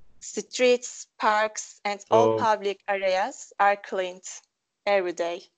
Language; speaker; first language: English; non-native, local second language; Turkish